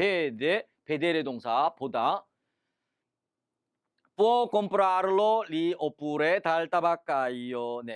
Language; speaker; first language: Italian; non-native, fluent; Korean